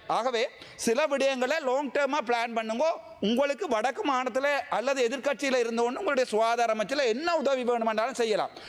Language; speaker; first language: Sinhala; non-native, local second language; Tamil